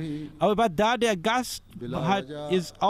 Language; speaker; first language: German; non-native, fluent; Urdu